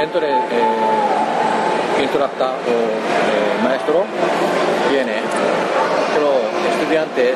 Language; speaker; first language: Spanish; non-native, learner; Japanese